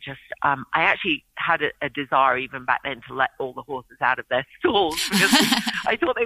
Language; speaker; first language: English; native; English